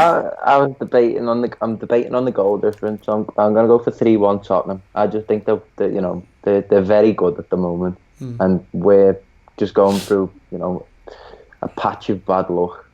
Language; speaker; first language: English; native; English